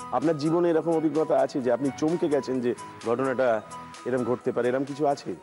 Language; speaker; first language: Bangla; native; Bangla